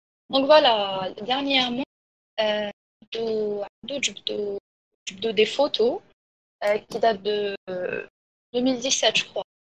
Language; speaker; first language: French; non-native, local second language; Arabic